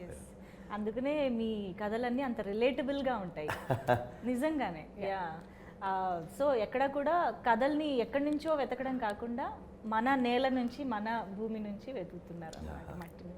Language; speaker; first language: Telugu; native; Telugu